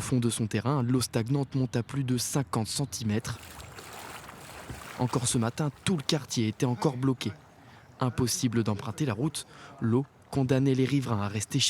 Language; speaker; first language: French; native; French